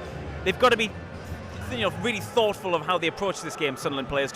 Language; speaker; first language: English; native; English